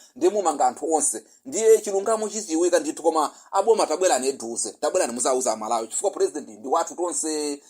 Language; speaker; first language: Nyanja; non-native, local second language; Yao